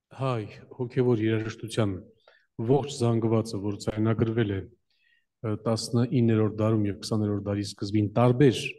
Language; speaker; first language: Armenian; native; Armenian